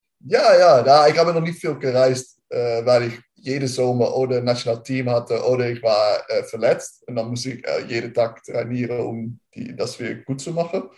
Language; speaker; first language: German; non-native, learner; Dutch